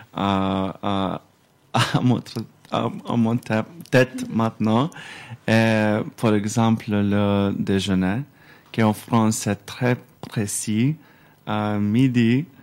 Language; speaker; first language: French; non-native, learner; Macedonian